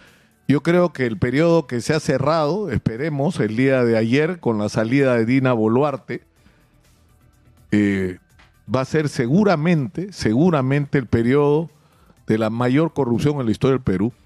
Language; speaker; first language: Spanish; native; Spanish